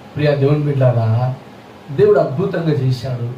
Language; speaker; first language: Telugu; non-native, local second language; Lambadi